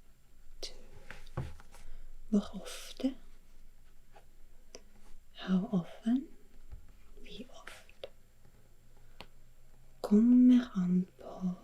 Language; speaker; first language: Norwegian; non-native, learner; German